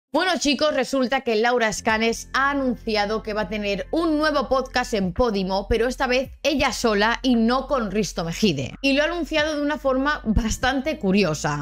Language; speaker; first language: Spanish; native; Spanish